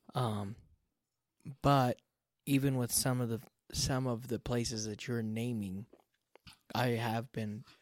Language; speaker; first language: English; native; English